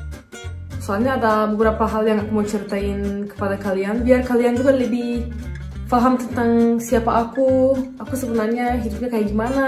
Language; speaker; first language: Indonesian; non-native, fluent; Turkish